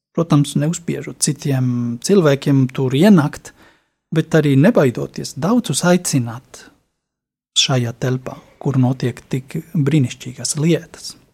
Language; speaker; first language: Latvian; non-native, fluent; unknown